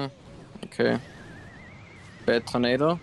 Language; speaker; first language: English; non-native, fluent; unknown